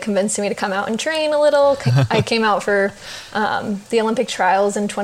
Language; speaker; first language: English; native; English